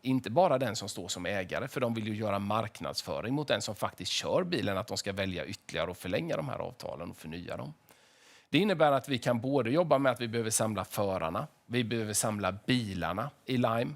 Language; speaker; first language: Swedish; native; Swedish